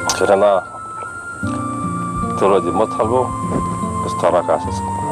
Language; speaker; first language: Korean; early bilingual, heritage; Korean